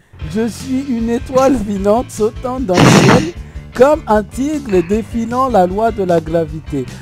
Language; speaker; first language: French; native; French